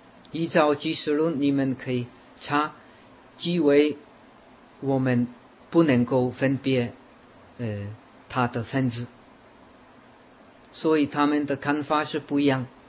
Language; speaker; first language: Chinese; non-native, fluent; Czech